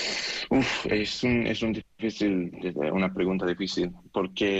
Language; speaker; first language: Spanish; non-native, learner; Hebrew